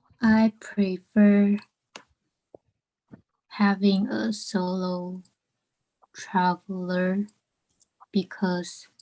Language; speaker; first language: English; non-native, learner; Chinese